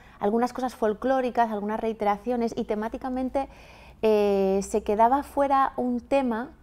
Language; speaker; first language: Spanish; native; Spanish